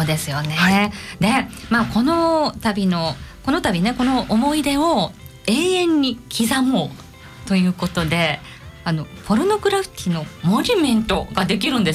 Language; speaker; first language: Japanese; native; Japanese